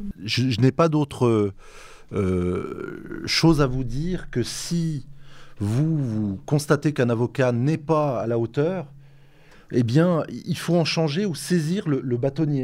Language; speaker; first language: French; native; French